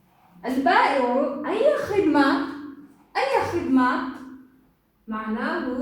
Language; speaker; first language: Arabic; non-native, fluent; Kyrgyz